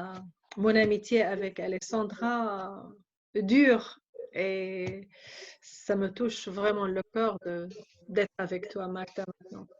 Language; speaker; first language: French; non-native, fluent; Arabic